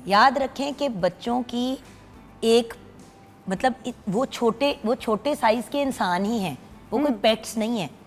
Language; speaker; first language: Urdu; native; Urdu